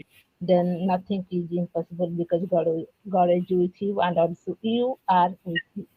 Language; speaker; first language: English; non-native, learner; Odia